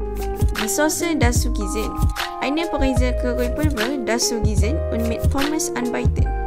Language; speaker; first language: German; non-native, learner; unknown